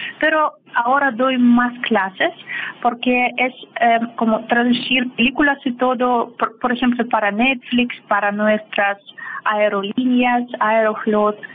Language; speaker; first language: Spanish; non-native, learner; Russian